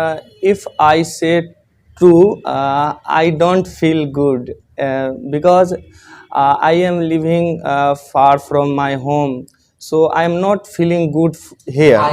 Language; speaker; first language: English; non-native, learner; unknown